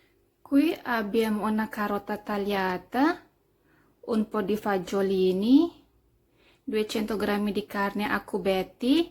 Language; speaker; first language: Italian; non-native, fluent; Indonesian